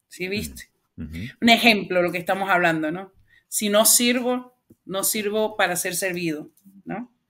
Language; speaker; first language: Spanish; native; Spanish